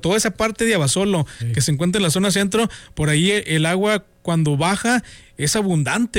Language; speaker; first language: Spanish; native; Spanish